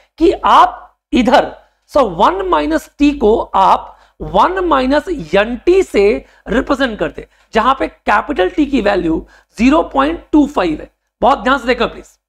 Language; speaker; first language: Hindi; native; Hindi